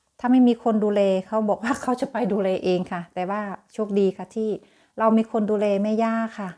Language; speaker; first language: Thai; native; Thai